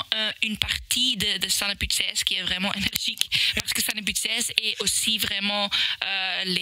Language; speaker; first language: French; non-native, local second language; Dutch